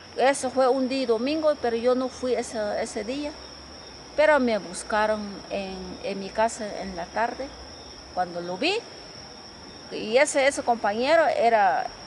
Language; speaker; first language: Spanish; non-native, local second language; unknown